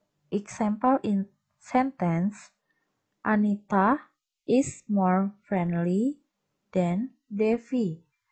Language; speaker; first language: English; non-native, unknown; Indonesian